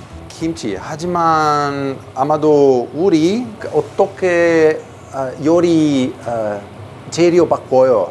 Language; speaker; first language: Korean; non-native, learner; Italian